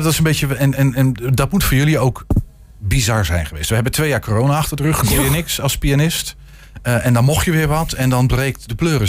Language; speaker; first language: Dutch; native; Dutch